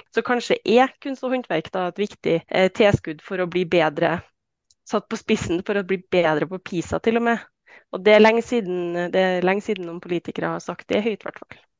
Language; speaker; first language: Norwegian; native; Norwegian